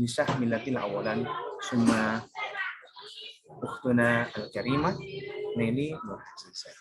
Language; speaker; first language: Arabic; non-native, learner; Indonesian